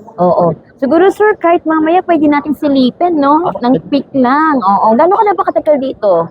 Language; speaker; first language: Filipino; non-native, local second language; Pampanga